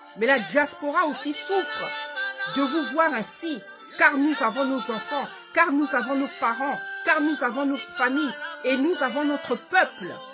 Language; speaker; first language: French; non-native, local second language; Lingala